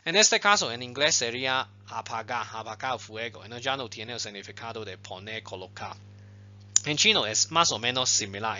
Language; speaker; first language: Spanish; non-native, fluent; Chinese